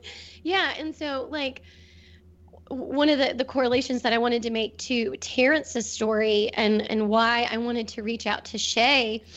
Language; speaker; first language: English; native; English